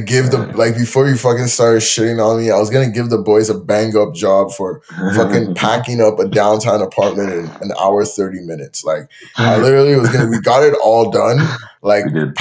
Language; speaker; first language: English; non-native, local second language; Yoruba